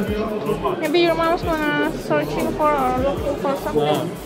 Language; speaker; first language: English; non-native, learner; Indonesian